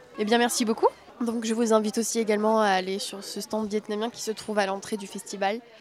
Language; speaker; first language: French; native; French